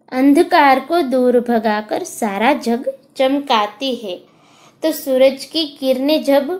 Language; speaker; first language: Hindi; non-native, local second language; Gujarati